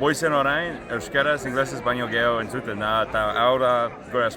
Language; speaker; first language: Basque; non-native, learner; English